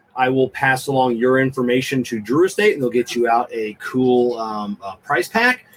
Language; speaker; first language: English; native; English